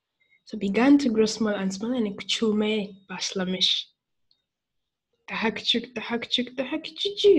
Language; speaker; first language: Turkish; non-native, fluent; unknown